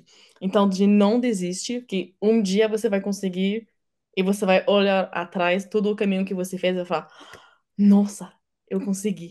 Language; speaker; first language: Portuguese; non-native, fluent; French